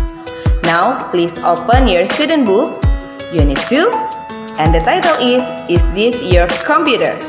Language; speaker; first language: English; non-native, fluent; Indonesian